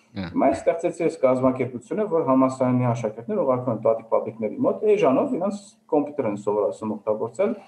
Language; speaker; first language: Armenian; early bilingual, heritage; Armenian